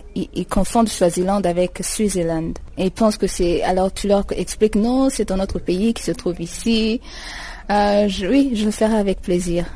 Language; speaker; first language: French; non-native, local second language; Rundi